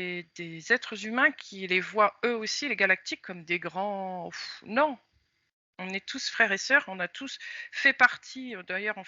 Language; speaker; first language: French; native; French